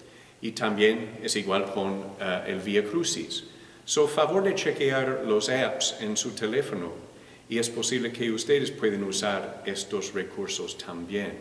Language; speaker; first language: Spanish; non-native, learner; English